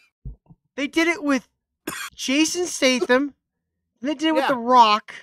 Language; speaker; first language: English; native; English